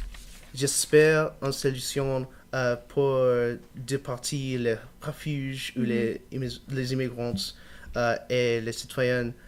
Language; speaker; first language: French; non-native, learner; English